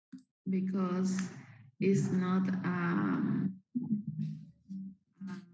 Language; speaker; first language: English; non-native, learner; Spanish